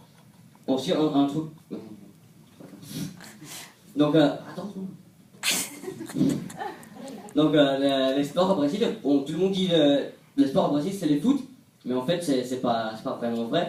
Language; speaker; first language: French; non-native, fluent; Portuguese